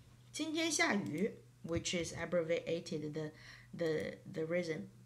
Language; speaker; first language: English; non-native, fluent; Chinese